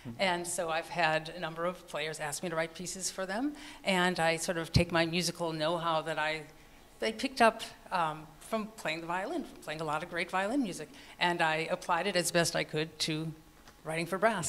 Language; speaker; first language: English; native; English